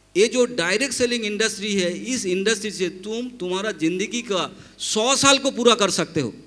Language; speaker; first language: Hindi; non-native, local second language; Bangla